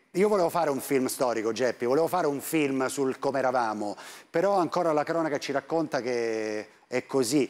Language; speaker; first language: Italian; native; Italian